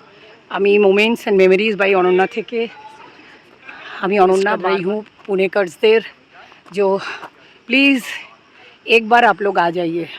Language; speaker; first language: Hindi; non-native, local second language; Bangla